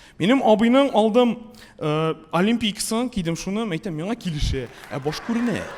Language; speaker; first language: Tatar; native; Tatar